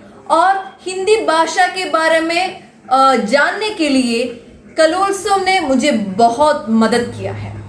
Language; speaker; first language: Hindi; non-native, local second language; Malayalam